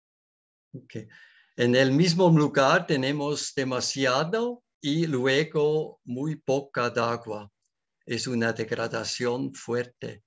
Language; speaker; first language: Spanish; non-native, learner; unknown